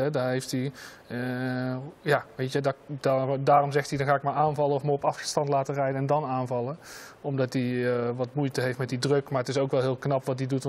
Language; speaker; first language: Dutch; native; Dutch